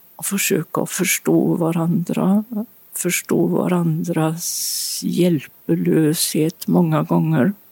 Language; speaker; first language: Swedish; native; Swedish